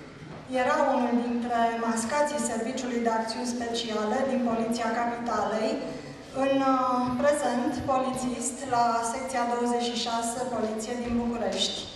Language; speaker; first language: Romanian; native; Romanian